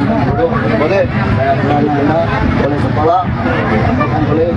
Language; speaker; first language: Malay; non-native, learner; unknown